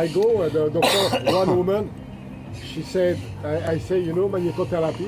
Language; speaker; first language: English; non-native, learner; French